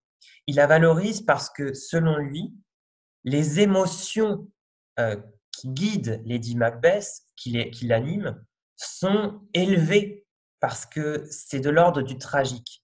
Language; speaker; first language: French; native; French